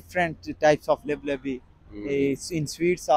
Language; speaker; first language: English; non-native, learner; Urdu